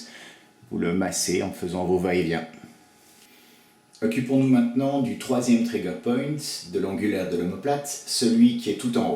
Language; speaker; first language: French; native; French